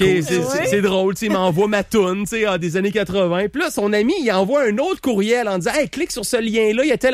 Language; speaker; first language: French; native; French